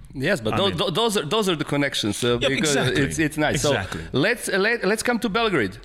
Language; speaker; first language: English; native; English